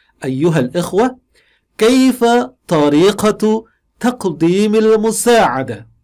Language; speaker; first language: Arabic; non-native, fluent; Indonesian